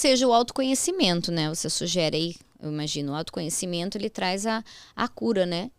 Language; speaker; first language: Portuguese; native; Portuguese